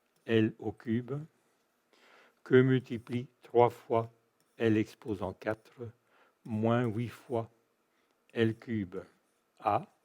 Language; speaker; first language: French; native; French